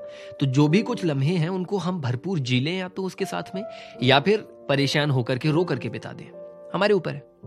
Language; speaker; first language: Hindi; native; Hindi